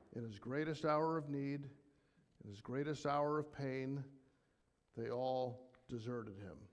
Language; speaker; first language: English; native; English